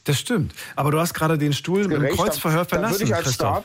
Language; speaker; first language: German; native; German